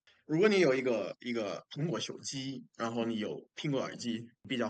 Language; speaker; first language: Chinese; non-native, fluent; English